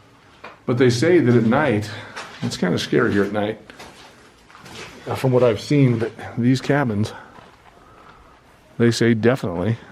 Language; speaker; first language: English; native; English